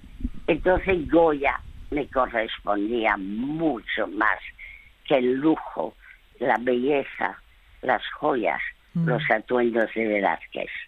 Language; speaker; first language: Spanish; early bilingual, other home language; French